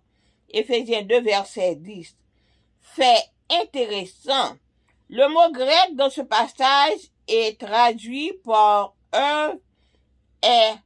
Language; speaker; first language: French; non-native, local second language; Haitian Creole